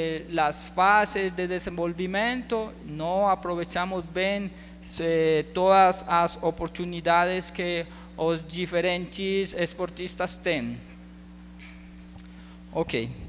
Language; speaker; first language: Portuguese; non-native, learner; Spanish